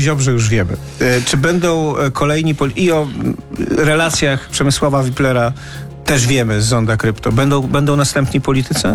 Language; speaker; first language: Polish; native; Polish